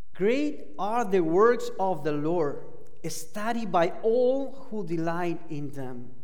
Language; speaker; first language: English; non-native, fluent; Spanish